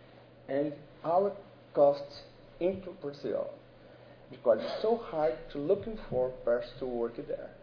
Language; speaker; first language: English; non-native, learner; Portuguese